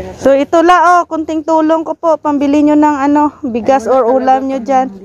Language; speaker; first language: Filipino; non-native, local second language; Cebuano